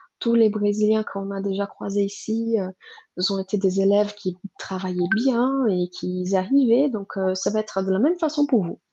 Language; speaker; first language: French; non-native, fluent; Portuguese